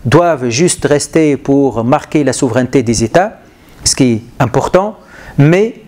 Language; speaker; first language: French; non-native, local second language; Arabic